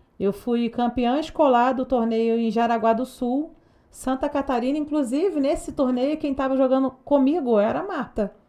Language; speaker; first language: Portuguese; native; Portuguese